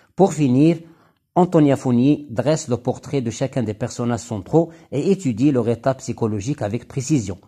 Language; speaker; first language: French; non-native, local second language; Arabic